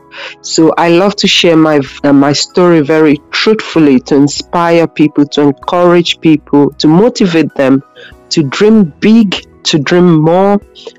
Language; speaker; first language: English; non-native, local second language; Yoruba